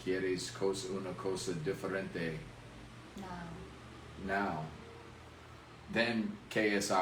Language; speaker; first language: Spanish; non-native, fluent; English